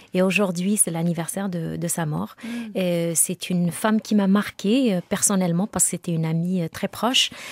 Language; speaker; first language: French; non-native, local second language; Arabic